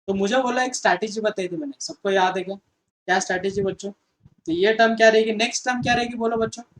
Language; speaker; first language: Hindi; non-native, local second language; Marathi